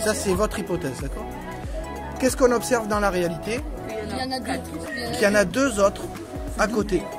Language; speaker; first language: French; native; French